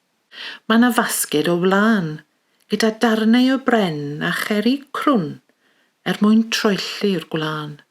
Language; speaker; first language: Welsh; native; Welsh